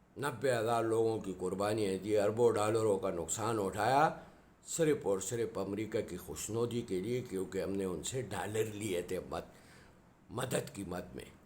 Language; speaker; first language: Urdu; non-native, local second language; Pashto